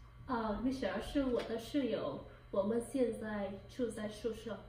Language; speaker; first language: Chinese; non-native, learner; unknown